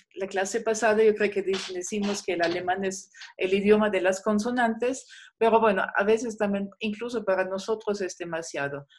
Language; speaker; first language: Spanish; non-native, fluent; German